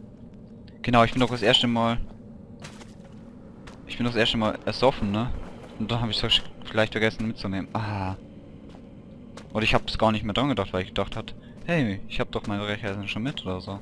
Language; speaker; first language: German; native; German